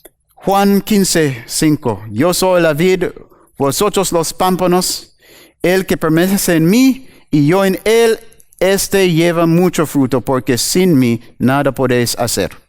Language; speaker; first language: Spanish; non-native, learner; English